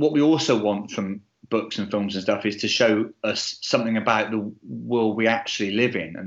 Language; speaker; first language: English; native; English